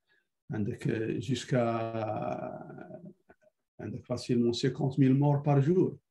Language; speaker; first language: Arabic; native; Arabic